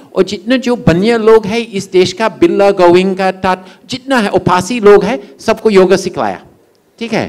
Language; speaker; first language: Hindi; non-native, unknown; English